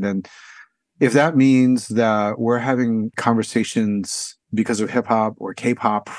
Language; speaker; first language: English; native; English